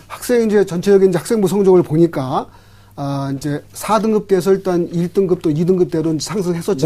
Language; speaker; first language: Korean; native; Korean